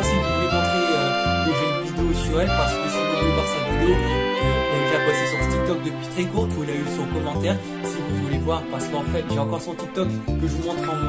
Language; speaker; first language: French; native; French